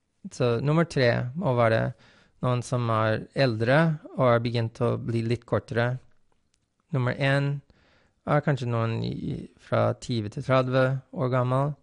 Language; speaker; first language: Norwegian; non-native, fluent; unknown